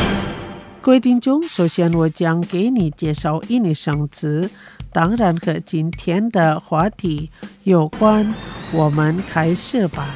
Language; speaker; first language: Chinese; non-native, fluent; Indonesian